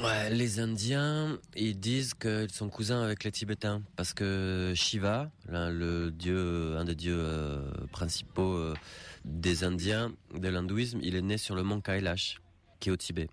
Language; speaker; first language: French; native; French